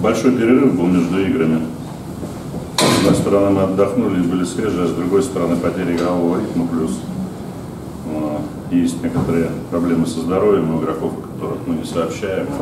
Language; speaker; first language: Russian; native; Russian